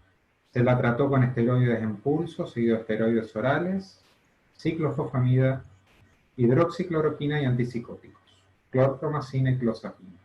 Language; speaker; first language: Spanish; native; Spanish